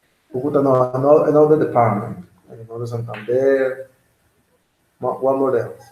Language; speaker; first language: English; non-native, learner; Spanish